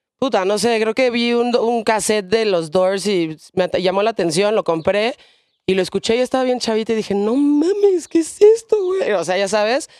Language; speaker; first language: Spanish; native; Spanish